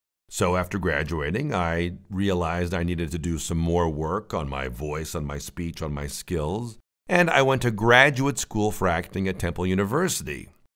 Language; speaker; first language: English; native; English